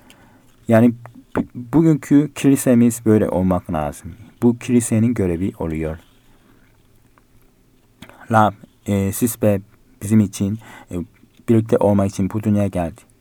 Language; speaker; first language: Turkish; non-native, fluent; Korean